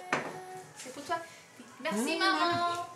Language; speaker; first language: French; non-native, fluent; English